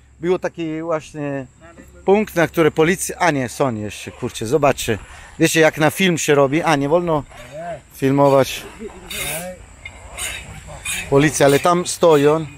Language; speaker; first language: Polish; non-native, learner; Italian